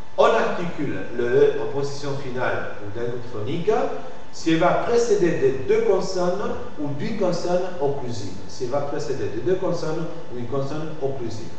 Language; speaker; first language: French; non-native, fluent; Spanish